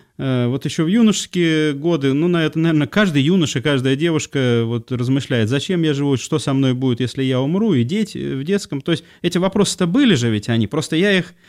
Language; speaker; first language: Russian; native; Russian